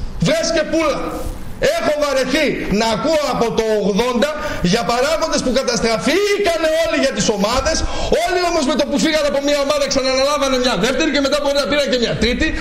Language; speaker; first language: Greek; native; Greek